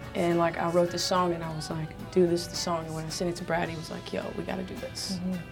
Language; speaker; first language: English; native; English